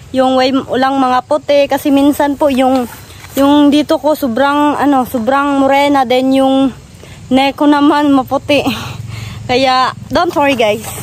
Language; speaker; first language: Filipino; non-native, local second language; Cebuano